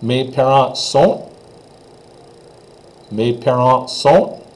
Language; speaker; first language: French; non-native, fluent; English